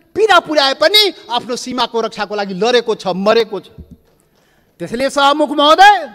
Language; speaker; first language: Nepali; non-native, local second language; Maithili